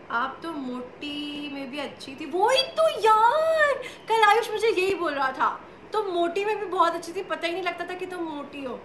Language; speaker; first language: Urdu; native; Urdu